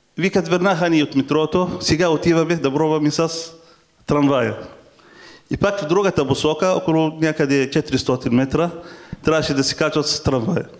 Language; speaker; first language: Bulgarian; non-native, fluent; Arabic